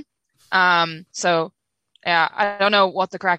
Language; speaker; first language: English; native; English